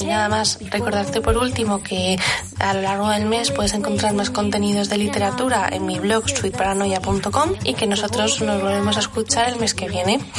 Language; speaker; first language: Spanish; native; Spanish